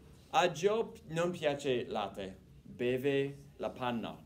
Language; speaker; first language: Italian; non-native, fluent; English